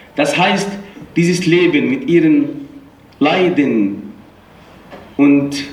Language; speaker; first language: German; non-native, fluent; Arabic